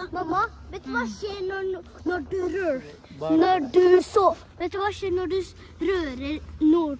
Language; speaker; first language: Norwegian; early bilingual, other home language; Filipino